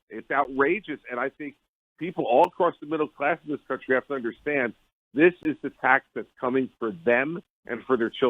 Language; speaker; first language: English; native; English